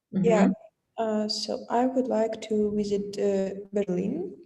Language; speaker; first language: English; non-native, fluent; Russian